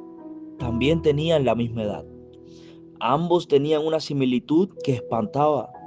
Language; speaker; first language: Spanish; native; Spanish